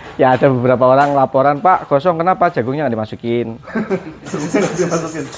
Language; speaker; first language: Indonesian; non-native, local second language; Javanese